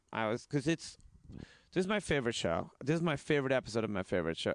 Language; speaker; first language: English; non-native, local second language; Urdu